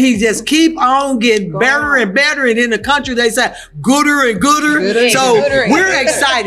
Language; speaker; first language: English; native; English